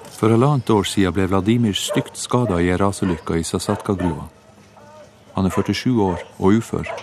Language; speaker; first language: Norwegian; native; Norwegian